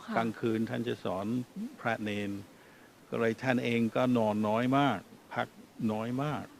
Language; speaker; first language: Thai; non-native, fluent; English